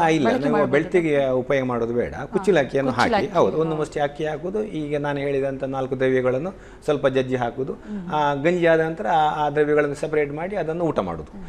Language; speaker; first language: Kannada; non-native, local second language; Tulu